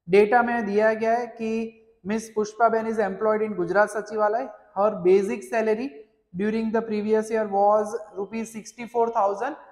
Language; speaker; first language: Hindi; non-native, local second language; Gujarati